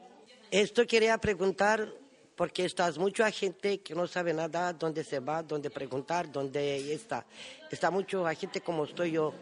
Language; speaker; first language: Spanish; non-native, learner; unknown